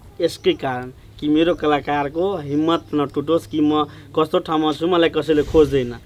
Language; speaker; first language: Nepali; non-native, local second language; Maithili